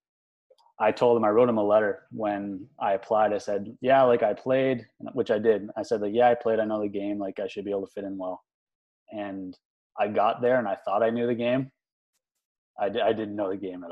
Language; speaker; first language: English; native; English